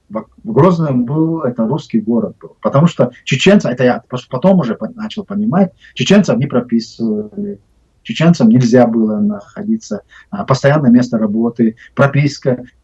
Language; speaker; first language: Russian; non-native, local second language; Chechen